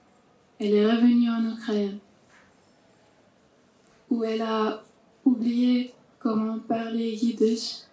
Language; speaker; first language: French; non-native, learner; Russian